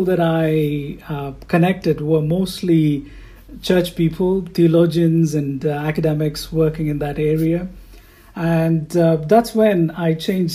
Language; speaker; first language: English; non-native, local second language; Tamil